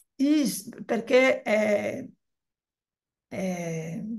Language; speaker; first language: Italian; non-native, learner; French